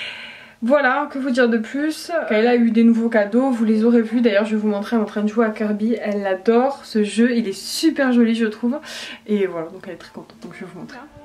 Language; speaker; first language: French; native; French